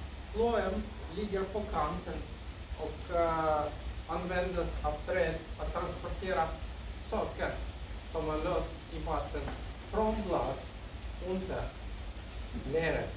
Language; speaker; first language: Swedish; non-native, learner; Russian